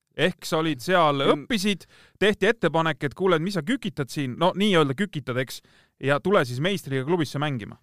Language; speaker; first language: Estonian; native; Estonian